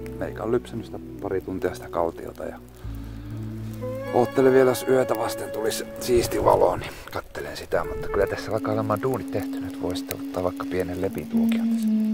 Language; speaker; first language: Finnish; native; Finnish